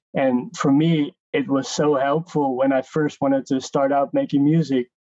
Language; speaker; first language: English; non-native, fluent; Dutch